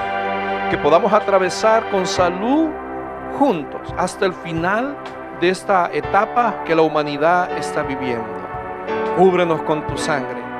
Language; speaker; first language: Spanish; native; Spanish